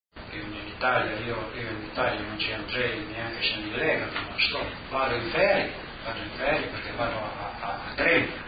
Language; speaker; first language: Italian; non-native, local second language; Slovenian